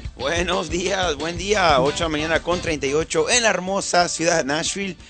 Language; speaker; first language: Spanish; early bilingual, heritage; Spanish